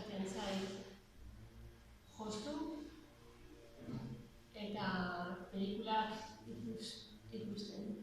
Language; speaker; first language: Basque; non-native, learner; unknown